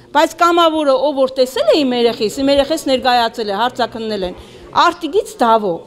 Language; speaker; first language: Armenian; native; Armenian